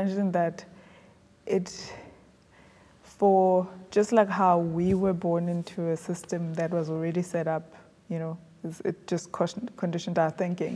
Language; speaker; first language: English; non-native, local second language; Zulu